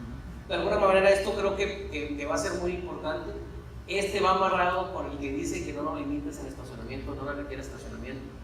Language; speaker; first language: Spanish; native; Spanish